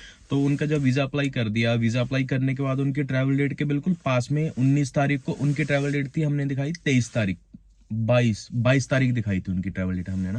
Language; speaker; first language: Hindi; native; Hindi